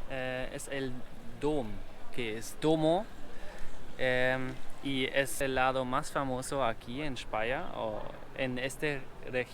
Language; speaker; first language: Spanish; non-native, learner; German